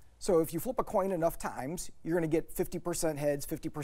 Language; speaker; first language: English; native; English